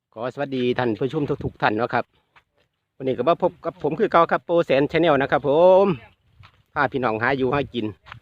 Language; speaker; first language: Thai; native; Thai